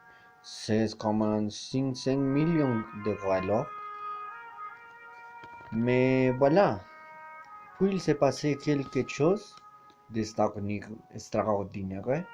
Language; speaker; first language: French; non-native, learner; Spanish